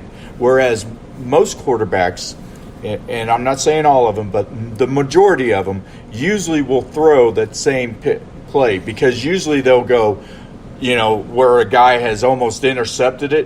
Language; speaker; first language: English; native; English